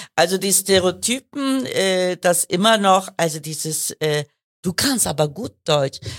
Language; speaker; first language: German; early bilingual, other home language; Kurdish